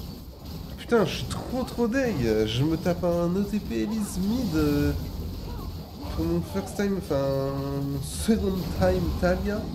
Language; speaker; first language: French; native; French